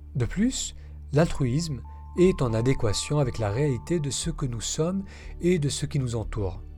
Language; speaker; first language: French; non-native, local second language; Arabic